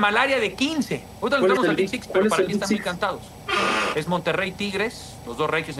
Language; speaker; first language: Spanish; native; Spanish